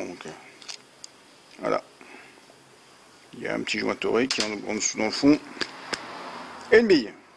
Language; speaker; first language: French; native; French